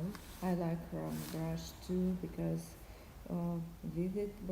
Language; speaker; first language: English; non-native, learner; Russian